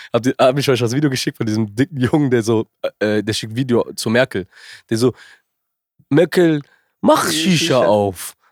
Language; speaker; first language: German; early bilingual, other home language; Arabic